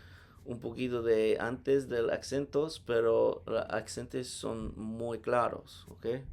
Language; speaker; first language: Spanish; non-native, learner; English